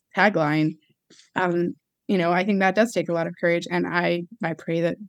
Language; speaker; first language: English; native; English